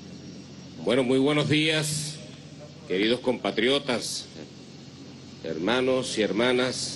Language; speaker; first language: Spanish; native; Spanish